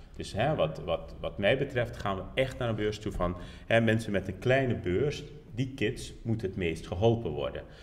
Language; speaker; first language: Dutch; native; Dutch